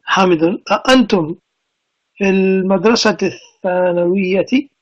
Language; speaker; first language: Arabic; non-native, fluent; English